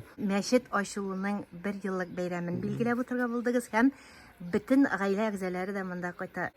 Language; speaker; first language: Tatar; native; Tatar